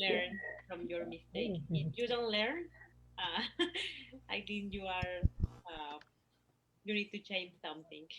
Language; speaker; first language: English; non-native, learner; Spanish